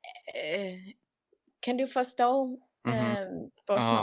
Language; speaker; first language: Danish; non-native, learner; English